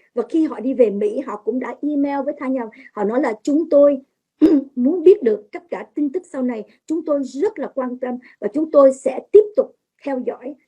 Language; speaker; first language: Vietnamese; early bilingual, heritage; Vietnamese